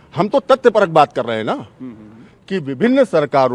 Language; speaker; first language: Hindi; native; Hindi